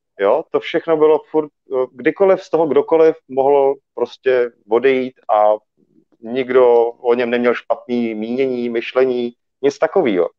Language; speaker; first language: Czech; early bilingual, other home language; Russian